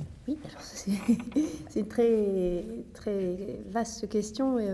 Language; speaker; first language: French; native; French